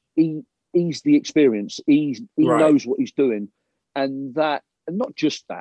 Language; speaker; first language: English; native; English